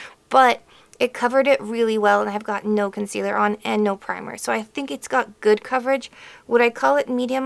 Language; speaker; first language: English; native; English